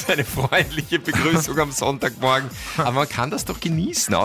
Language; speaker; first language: German; native; German